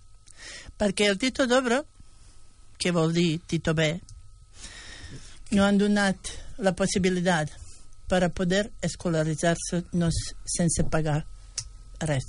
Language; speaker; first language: Catalan; non-native, fluent; Bosnian